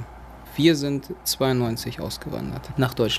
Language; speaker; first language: German; early bilingual, other home language; Russian